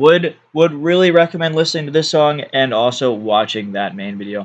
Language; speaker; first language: English; native; English